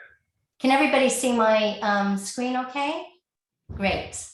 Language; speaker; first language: English; native; English